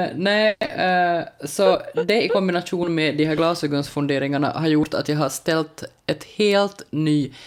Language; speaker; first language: Swedish; native; Swedish